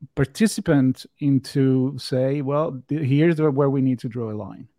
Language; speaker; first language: English; non-native, fluent; Italian